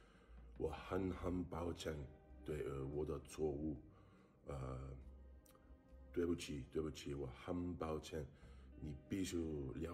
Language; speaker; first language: Chinese; non-native, learner; English